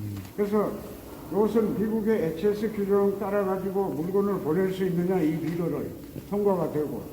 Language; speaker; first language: Korean; native; Korean